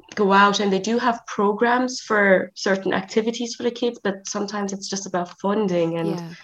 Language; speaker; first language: English; native; English